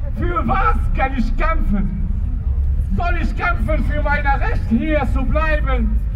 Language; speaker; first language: German; non-native, learner; Arabic